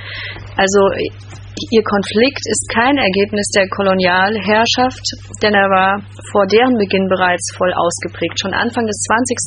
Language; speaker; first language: German; native; German